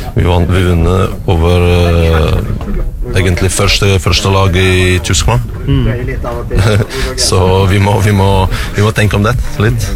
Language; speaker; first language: Norwegian; non-native, learner; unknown